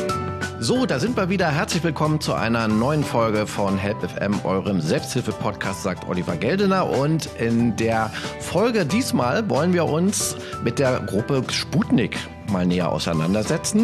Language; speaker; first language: German; native; German